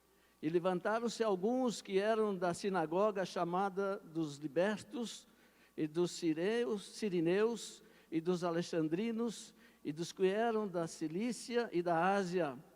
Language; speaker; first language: Portuguese; native; Portuguese